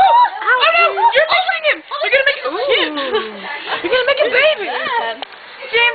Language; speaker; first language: English; native; English